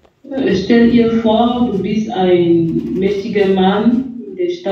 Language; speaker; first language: German; non-native, fluent; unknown